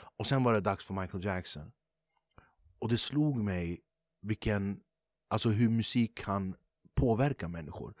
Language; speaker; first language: Swedish; early bilingual, other home language; Kurdish